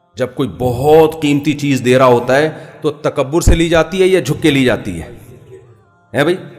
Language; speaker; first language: Urdu; non-native, local second language; Pashto